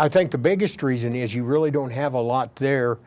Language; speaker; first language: English; native; English